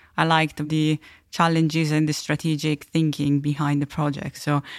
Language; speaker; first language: English; non-native, fluent; Italian